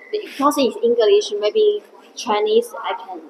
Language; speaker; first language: English; non-native, learner; Chinese